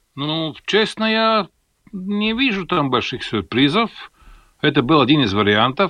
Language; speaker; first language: Russian; non-native, local second language; Latvian